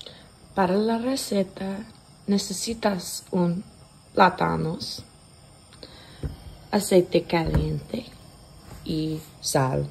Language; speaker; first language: Spanish; non-native, learner; English